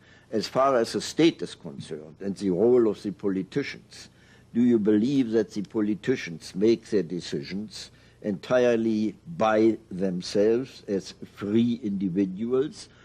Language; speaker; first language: English; non-native, fluent; German